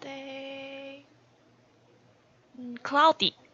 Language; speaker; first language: English; non-native, learner; Korean